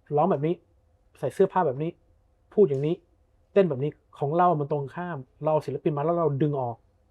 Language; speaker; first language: Thai; early bilingual, heritage; Thai